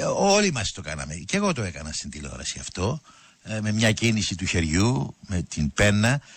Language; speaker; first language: Greek; native; Greek